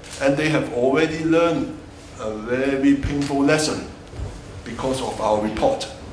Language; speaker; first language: English; non-native, local second language; Cantonese